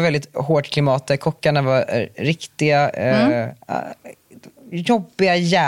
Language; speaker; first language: Swedish; native; Swedish